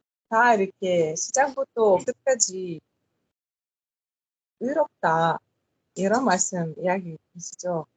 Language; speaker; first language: Korean; non-native, learner; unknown